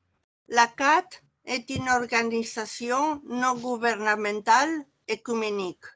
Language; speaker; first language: French; non-native, fluent; Catalan